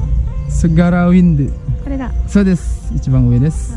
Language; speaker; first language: Japanese; non-native, fluent; Indonesian